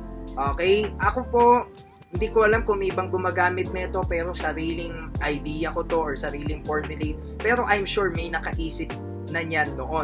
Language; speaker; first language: Filipino; native; Filipino